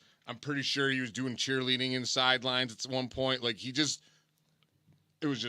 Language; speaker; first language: English; native; English